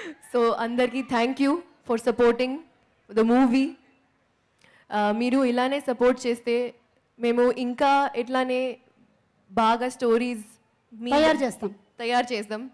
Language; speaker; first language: Telugu; non-native, local second language; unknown